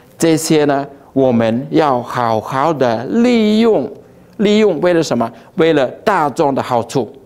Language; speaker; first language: Chinese; early bilingual, heritage; Chinese